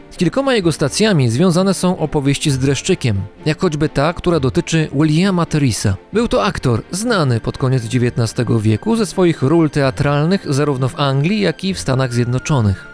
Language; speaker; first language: Polish; native; Polish